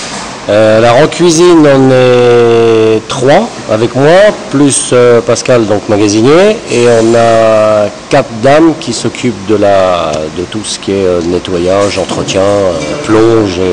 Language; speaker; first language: French; native; French